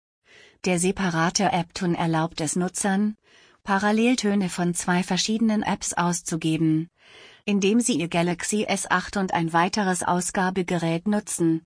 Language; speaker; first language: German; native; German